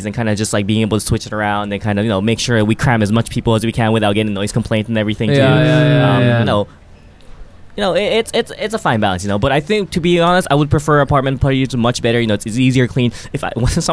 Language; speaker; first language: English; non-native, local second language; Japanese